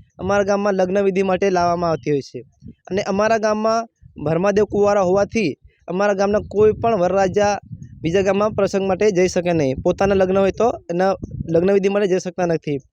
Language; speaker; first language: Gujarati; non-native, local second language; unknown